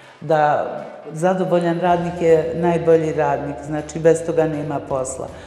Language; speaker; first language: Bosnian; native; Bosnian